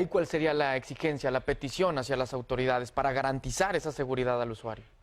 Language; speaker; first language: Spanish; native; Spanish